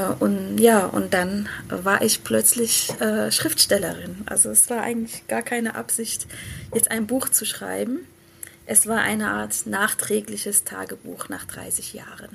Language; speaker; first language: German; early bilingual, other home language; Persian